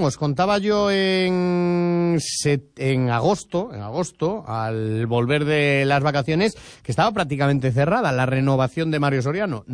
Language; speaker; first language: Spanish; native; Spanish